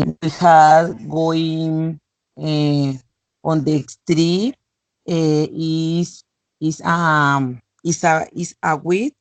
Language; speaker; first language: English; non-native, learner; Spanish